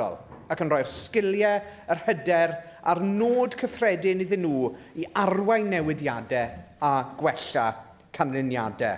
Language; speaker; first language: Welsh; native; Welsh